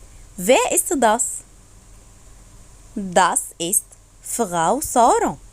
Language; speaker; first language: German; non-native, fluent; Arabic